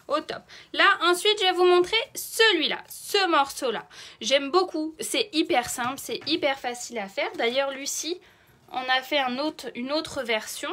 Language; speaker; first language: French; native; French